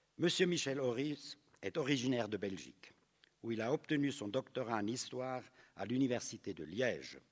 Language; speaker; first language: French; native; French